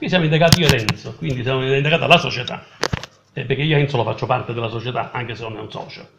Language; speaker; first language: Italian; native; Italian